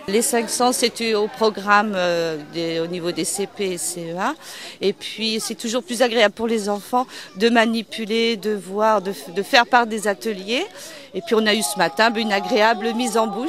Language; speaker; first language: French; native; French